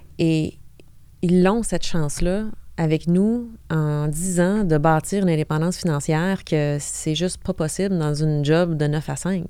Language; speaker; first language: French; native; French